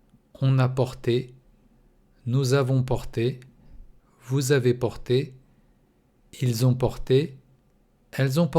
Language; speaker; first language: French; non-native, fluent; Russian